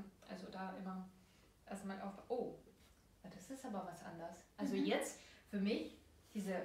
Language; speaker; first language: German; non-native, fluent; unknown